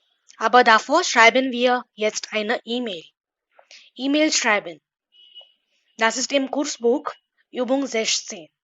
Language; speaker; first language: German; non-native, fluent; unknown